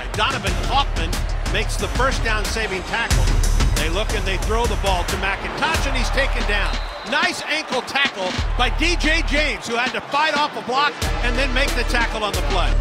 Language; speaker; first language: English; native; English